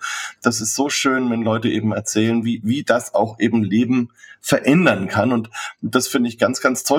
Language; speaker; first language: German; native; German